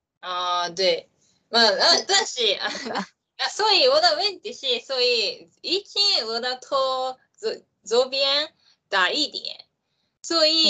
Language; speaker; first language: Chinese; non-native, learner; Japanese